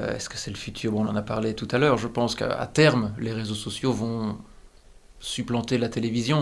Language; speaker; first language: French; native; French